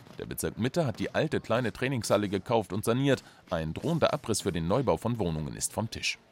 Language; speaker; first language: German; native; German